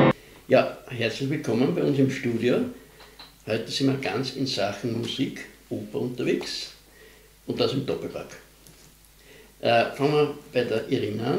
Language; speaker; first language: German; native; German